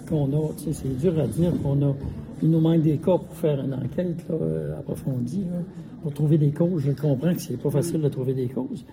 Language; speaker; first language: French; native; French